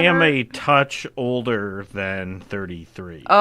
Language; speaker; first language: English; native; English